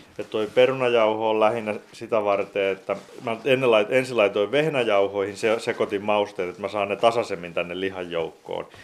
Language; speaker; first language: Finnish; native; Finnish